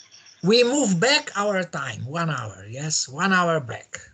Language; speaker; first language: English; non-native, learner; Polish